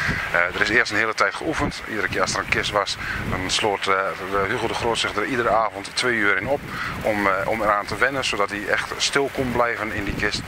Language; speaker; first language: Dutch; native; Dutch